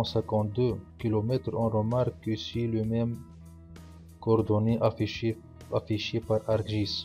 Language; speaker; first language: French; non-native, local second language; Arabic